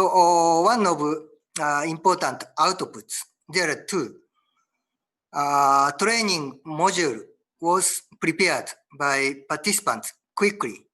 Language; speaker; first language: English; non-native, learner; Japanese